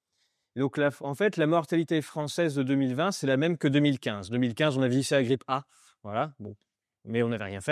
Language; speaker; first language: French; native; French